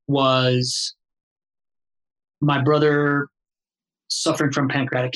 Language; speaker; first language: English; early bilingual, other home language; Spanish